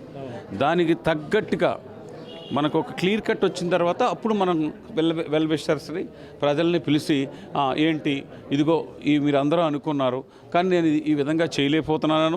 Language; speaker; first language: Telugu; native; Telugu